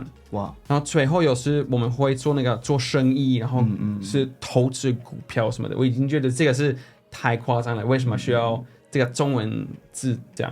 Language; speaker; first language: Chinese; non-native, fluent; Swedish